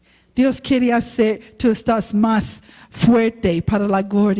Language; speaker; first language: Spanish; non-native, learner; English